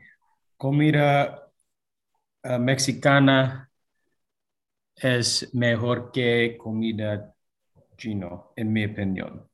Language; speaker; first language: Spanish; non-native, learner; English